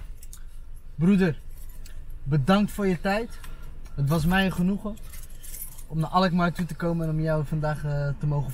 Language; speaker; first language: Dutch; native; Dutch